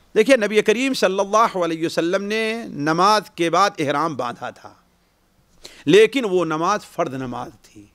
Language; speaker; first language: Urdu; native; Urdu